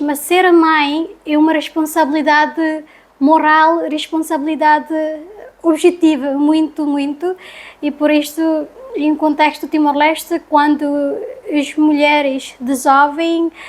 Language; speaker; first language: Portuguese; non-native, learner; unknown